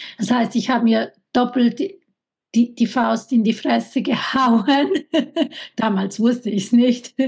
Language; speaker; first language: German; early bilingual, other home language; Italian